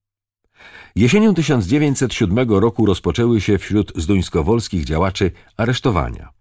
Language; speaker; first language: Polish; native; Polish